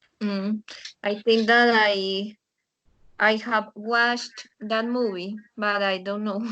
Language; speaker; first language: English; non-native, learner; Spanish